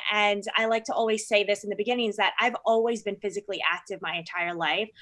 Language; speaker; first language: English; early bilingual, other home language; Filipino